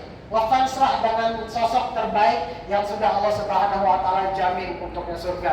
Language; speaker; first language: Indonesian; native; Indonesian